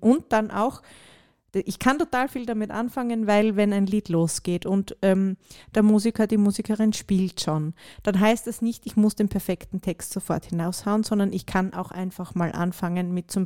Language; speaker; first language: German; native; German